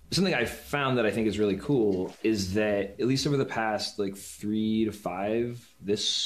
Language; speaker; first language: English; native; English